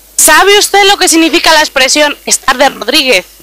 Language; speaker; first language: Spanish; native; Spanish